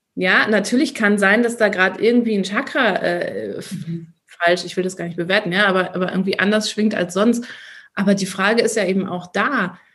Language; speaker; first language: German; native; German